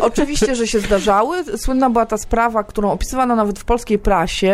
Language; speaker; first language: Polish; native; Polish